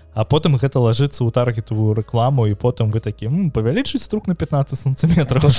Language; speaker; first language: Belarusian; non-native, local second language; Russian